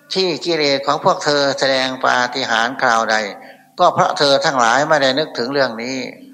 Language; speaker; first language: Thai; non-native, local second language; Northeastern Thai